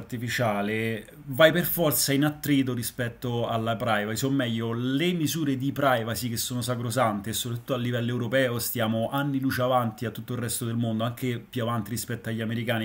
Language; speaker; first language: Italian; native; Italian